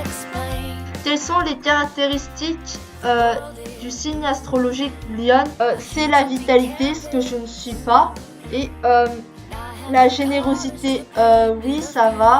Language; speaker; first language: French; early bilingual, other home language; Korean